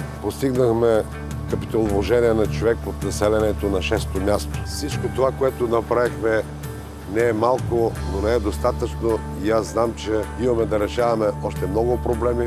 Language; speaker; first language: Bulgarian; native; Bulgarian